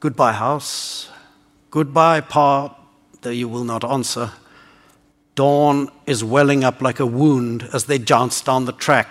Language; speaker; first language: English; native; English